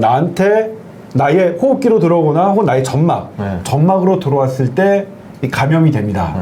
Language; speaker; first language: Korean; native; Korean